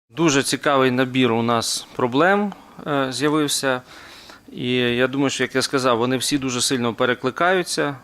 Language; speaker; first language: Ukrainian; native; Ukrainian